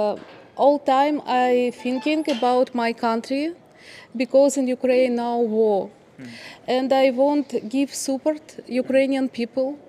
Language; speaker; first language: English; non-native, learner; Ukrainian